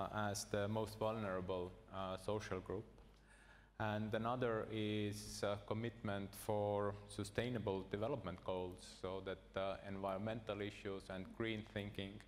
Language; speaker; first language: English; non-native, fluent; Estonian